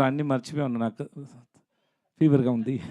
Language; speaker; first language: Telugu; non-native, learner; Tamil